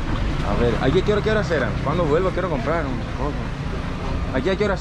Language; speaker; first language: Spanish; non-native, learner; Greek